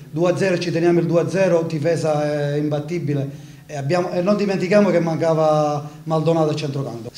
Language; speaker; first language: Italian; native; Italian